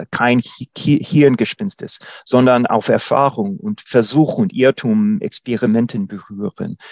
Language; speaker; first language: German; non-native, fluent; English